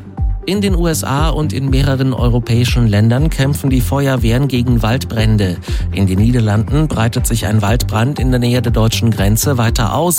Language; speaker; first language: German; native; German